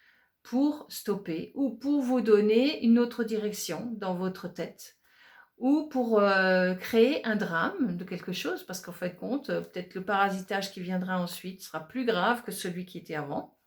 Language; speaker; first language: French; native; French